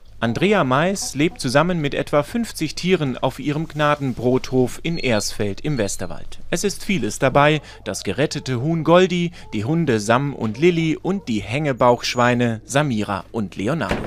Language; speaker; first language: German; native; German